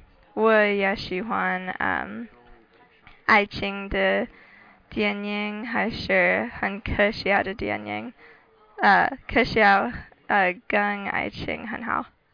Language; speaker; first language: Chinese; non-native, learner; English